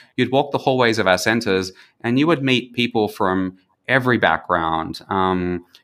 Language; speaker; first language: English; native; English